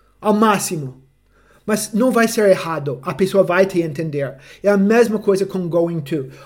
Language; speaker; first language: Portuguese; non-native, fluent; English